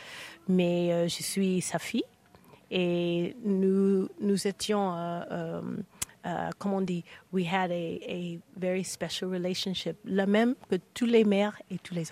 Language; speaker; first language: French; non-native, learner; English